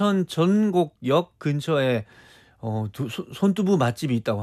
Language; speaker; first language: Korean; native; Korean